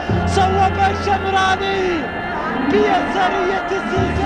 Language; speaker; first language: Arabic; native; Arabic